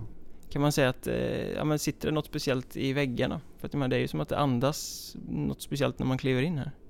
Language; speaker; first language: Swedish; native; Swedish